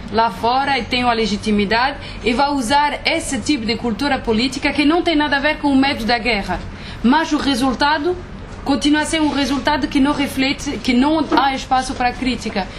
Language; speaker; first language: Portuguese; non-native, fluent; French